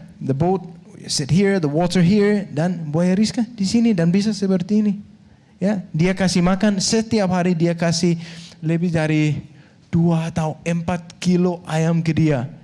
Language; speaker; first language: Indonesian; non-native, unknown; Danish